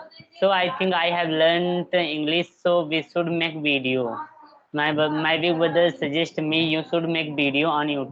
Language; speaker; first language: English; non-native, learner; Hindi